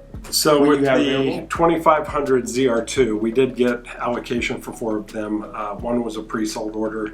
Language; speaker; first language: English; native; English